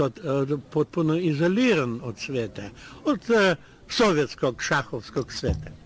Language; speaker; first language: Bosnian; non-native, learner; Russian